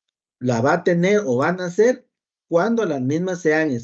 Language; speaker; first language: Spanish; native; Spanish